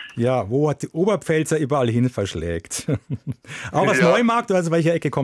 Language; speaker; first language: German; native; German